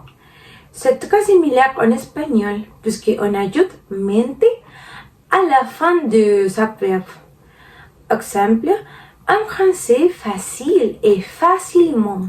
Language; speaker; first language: French; non-native, learner; Spanish